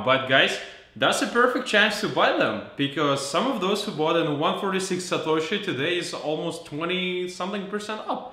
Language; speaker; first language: English; non-native, fluent; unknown